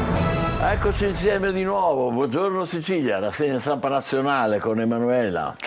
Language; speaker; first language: Italian; native; Italian